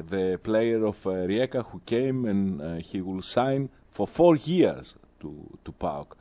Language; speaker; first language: English; non-native, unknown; Greek